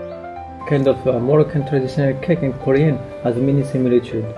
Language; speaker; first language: English; non-native, learner; Arabic